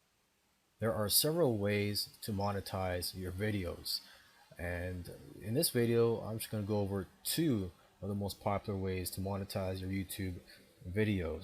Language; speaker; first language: English; native; English